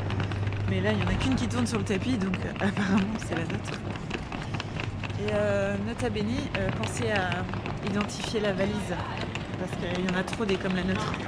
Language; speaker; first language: French; native; French